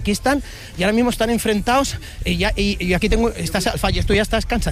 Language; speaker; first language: Spanish; native; Spanish